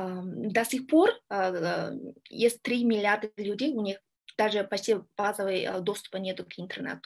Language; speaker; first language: Russian; non-native, learner; Kyrgyz